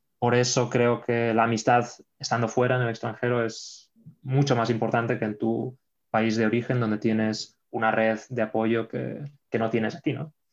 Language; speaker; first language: Spanish; non-native, local second language; Catalan